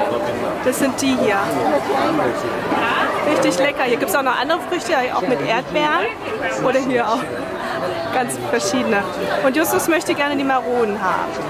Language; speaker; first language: German; native; German